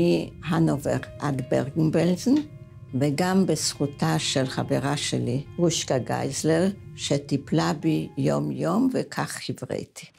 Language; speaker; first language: Hebrew; non-native, fluent; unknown